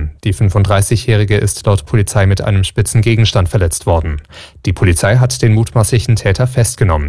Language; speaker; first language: German; native; German